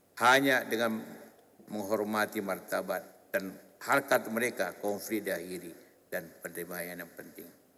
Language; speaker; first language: Indonesian; non-native, local second language; Buginese